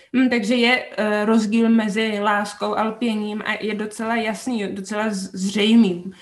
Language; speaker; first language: Czech; native; Czech